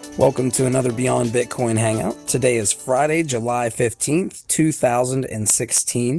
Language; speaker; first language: English; native; English